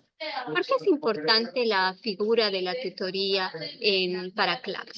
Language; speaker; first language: Spanish; native; Spanish